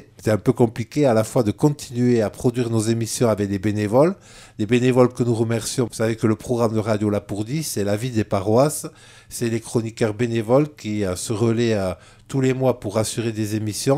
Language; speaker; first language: French; native; French